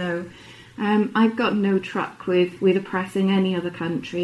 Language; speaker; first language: English; native; English